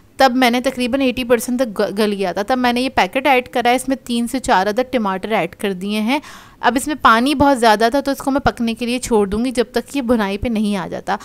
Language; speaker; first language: Hindi; native; Hindi